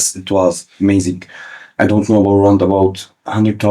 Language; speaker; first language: English; early bilingual, other home language; Kurdish